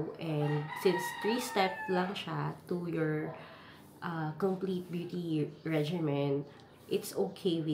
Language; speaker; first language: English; non-native, local second language; Filipino